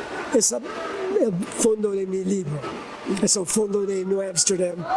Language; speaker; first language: Spanish; non-native, learner; English